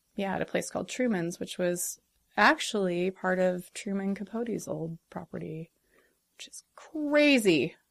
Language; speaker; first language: English; native; English